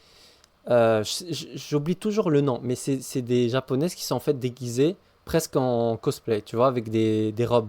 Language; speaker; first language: French; native; French